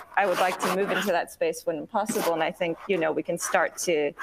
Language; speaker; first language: English; native; English